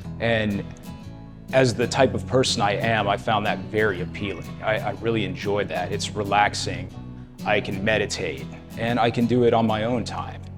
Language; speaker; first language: English; native; English